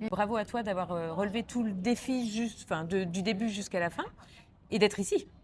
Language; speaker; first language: French; native; French